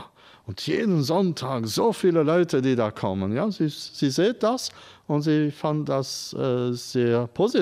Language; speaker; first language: German; non-native, fluent; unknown